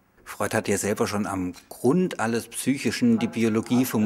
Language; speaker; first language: German; native; German